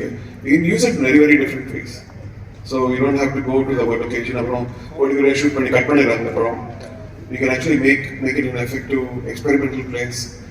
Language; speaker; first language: English; non-native, local second language; Tamil